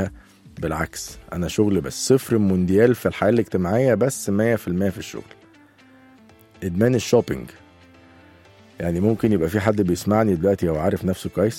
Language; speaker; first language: Arabic; native; Arabic